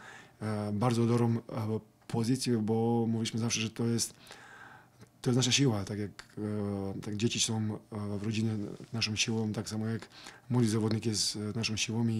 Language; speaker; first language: Polish; non-native, fluent; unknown